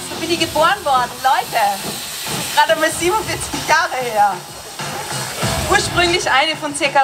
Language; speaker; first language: German; native; German